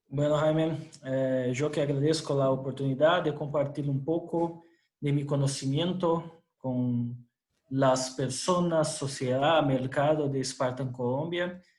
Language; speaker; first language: Spanish; non-native, fluent; Portuguese